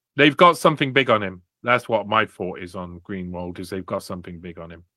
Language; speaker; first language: English; native; English